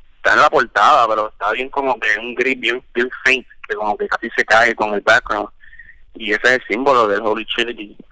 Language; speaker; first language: Spanish; early bilingual, heritage; Spanish